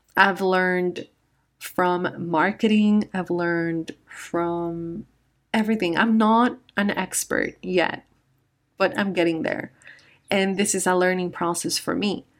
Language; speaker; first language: English; non-native, fluent; Spanish